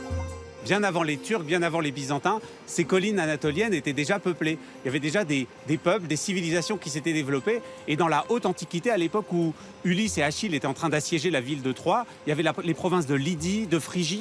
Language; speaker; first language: French; native; French